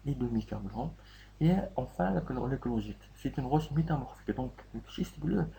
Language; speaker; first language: French; non-native, local second language; Arabic